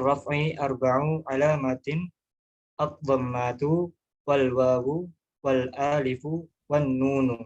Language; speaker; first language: Arabic; non-native, learner; Indonesian